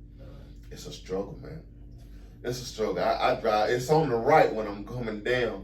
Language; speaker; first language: English; native; English